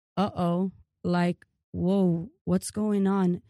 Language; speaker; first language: English; early bilingual, other home language; Ukrainian